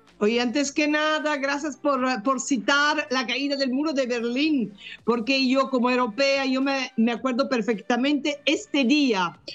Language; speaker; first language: Spanish; non-native, fluent; Italian